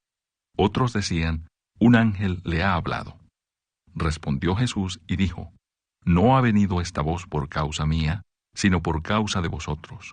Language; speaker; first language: Spanish; native; Spanish